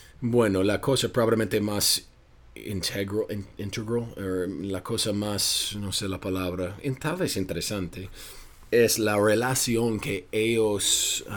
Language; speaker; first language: Spanish; non-native, fluent; English